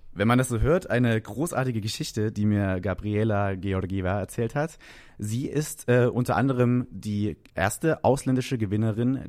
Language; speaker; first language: German; native; German